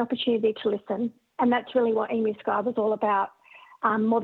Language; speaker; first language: English; native; English